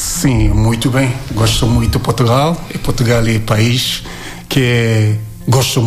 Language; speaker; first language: Portuguese; non-native, learner; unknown